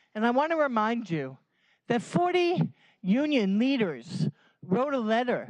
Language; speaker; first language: English; native; English